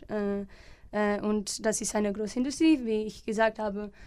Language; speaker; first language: German; non-native, learner; Portuguese